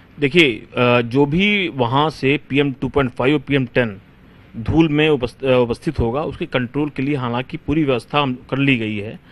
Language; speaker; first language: Hindi; native; Hindi